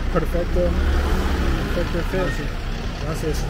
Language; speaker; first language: Spanish; non-native, learner; English